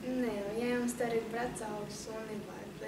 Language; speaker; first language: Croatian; non-native, fluent; Russian